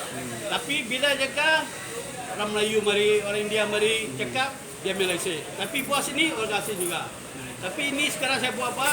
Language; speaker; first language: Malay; non-native, learner; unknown